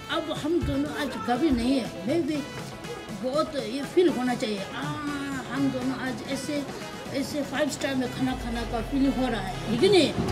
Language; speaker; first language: Hindi; non-native, local second language; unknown